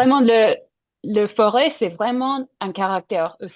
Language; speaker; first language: French; non-native, fluent; English